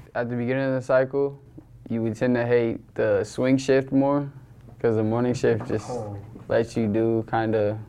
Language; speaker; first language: English; native; English